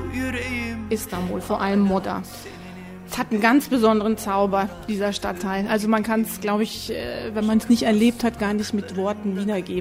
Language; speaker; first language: German; early bilingual, other home language; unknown